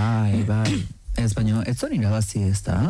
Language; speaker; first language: Basque; native; Basque